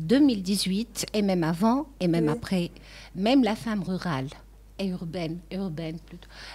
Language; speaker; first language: French; non-native, local second language; Arabic